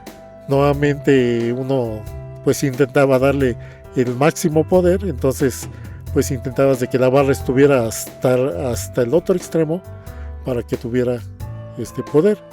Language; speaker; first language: Spanish; native; Spanish